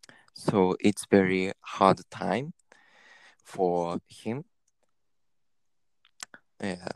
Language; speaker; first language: English; non-native, learner; Japanese